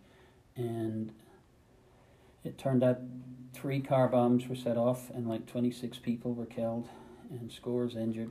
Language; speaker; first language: English; native; English